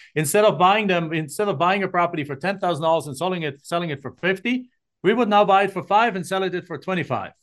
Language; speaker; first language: English; non-native, fluent; German